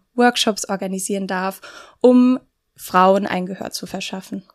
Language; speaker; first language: German; native; German